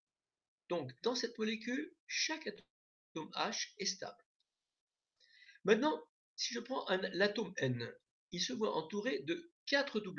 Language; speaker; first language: French; native; French